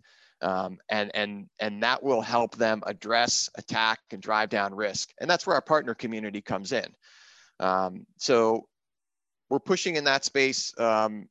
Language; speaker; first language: English; native; English